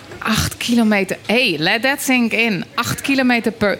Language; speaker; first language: Dutch; native; Dutch